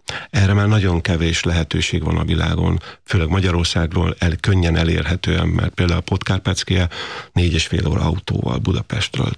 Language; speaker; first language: Hungarian; native; Hungarian